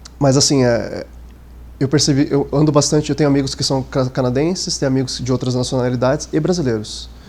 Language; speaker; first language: Portuguese; native; Portuguese